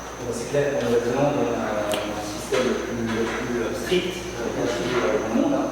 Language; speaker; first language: French; native; French